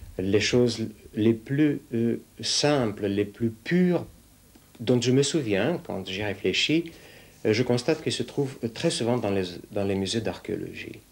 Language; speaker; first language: French; non-native, fluent; Russian